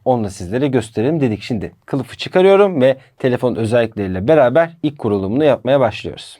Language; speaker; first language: Turkish; native; Turkish